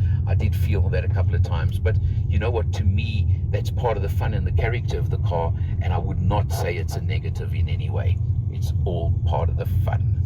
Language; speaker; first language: English; native; English